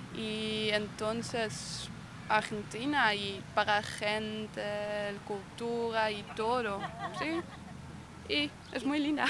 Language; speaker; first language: Spanish; non-native, learner; Dutch